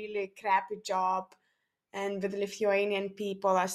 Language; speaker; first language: English; non-native, fluent; Lithuanian